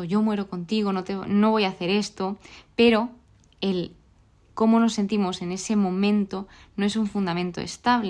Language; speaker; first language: Spanish; native; Spanish